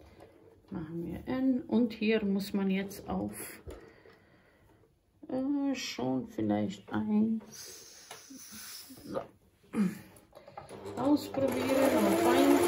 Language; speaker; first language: German; non-native, fluent; Croatian